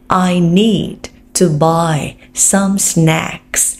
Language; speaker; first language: English; non-native, fluent; Vietnamese